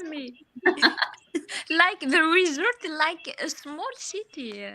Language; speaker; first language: English; non-native, learner; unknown